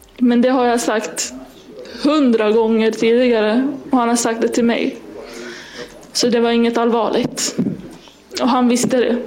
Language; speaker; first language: Swedish; early bilingual, other home language; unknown